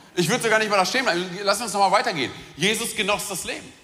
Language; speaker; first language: German; early bilingual, other home language; Romanian